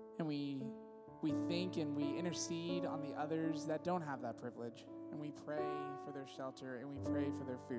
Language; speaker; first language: English; native; English